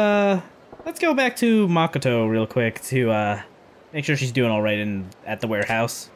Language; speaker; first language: English; native; English